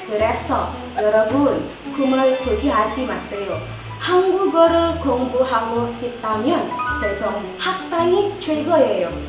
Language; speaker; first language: Korean; non-native, learner; Indonesian